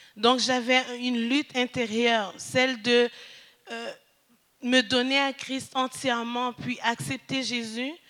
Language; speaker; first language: French; early bilingual, other home language; Haitian Creole